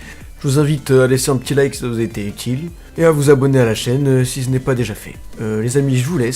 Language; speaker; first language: French; native; French